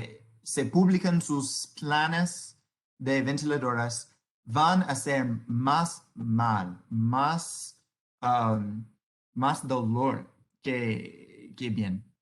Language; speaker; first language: Spanish; non-native, learner; English